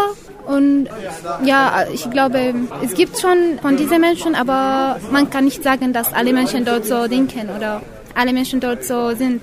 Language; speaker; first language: German; non-native, fluent; Arabic